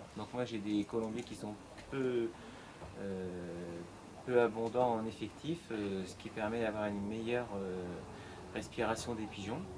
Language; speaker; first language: French; native; French